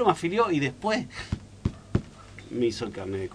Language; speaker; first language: Spanish; native; Spanish